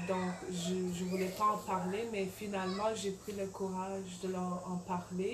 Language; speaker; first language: French; early bilingual, other home language; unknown